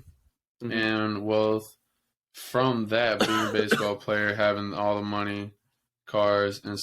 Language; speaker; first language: English; native; English